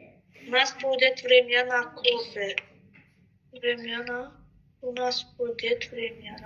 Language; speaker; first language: Russian; non-native, learner; Azerbaijani